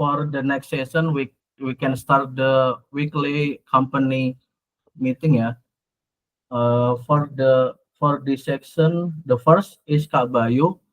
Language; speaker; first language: English; non-native, learner; Indonesian